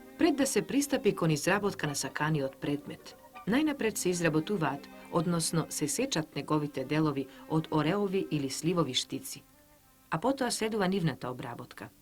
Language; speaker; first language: Macedonian; native; Macedonian